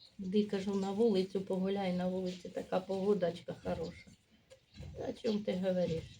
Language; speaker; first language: Ukrainian; native; Ukrainian